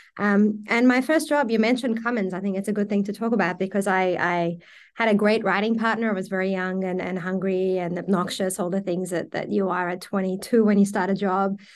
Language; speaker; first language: English; early bilingual, other home language; Persian